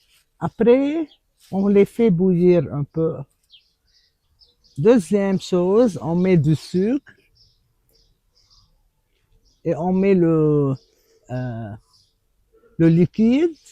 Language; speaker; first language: French; non-native, local second language; Arabic